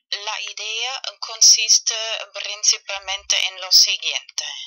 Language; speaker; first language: Spanish; non-native, fluent; German